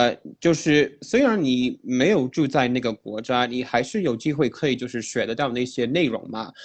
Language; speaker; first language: Chinese; non-native, fluent; English